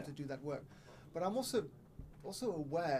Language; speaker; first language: English; native; English